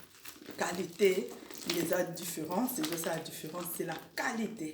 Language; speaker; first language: French; non-native, local second language; Lingala